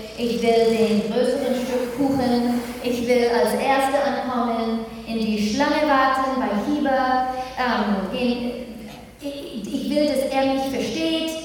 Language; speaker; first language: German; non-native, fluent; English